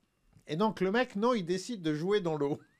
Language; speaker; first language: French; native; French